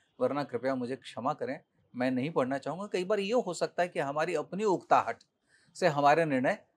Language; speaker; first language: Hindi; native; Hindi